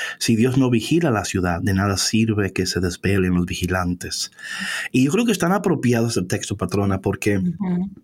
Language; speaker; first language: Spanish; early bilingual, heritage; Spanish